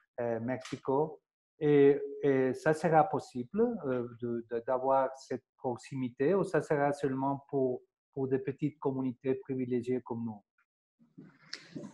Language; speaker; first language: French; non-native, fluent; Spanish